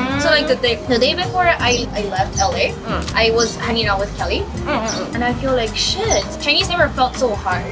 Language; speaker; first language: English; non-native, fluent; Japanese